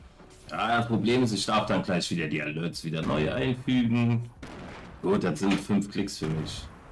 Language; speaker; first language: German; native; German